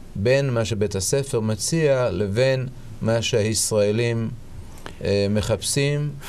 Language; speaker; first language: Hebrew; native; Hebrew